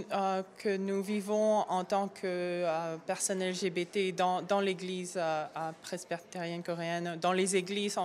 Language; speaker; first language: French; non-native, fluent; Korean